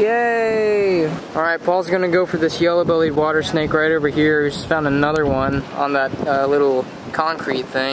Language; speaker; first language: English; native; English